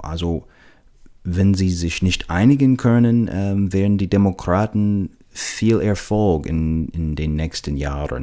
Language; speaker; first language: German; non-native, fluent; English